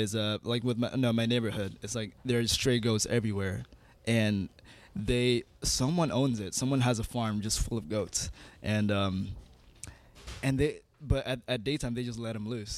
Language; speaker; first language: English; non-native, fluent; Indonesian